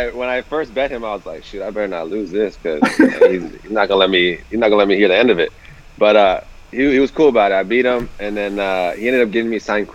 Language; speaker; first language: English; native; English